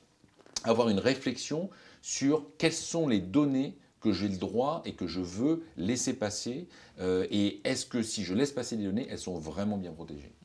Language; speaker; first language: French; native; French